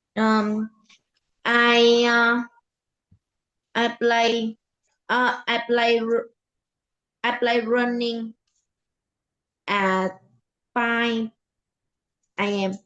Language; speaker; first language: English; non-native, learner; Vietnamese